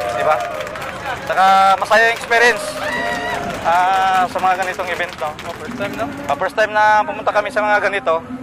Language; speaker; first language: Filipino; native; Filipino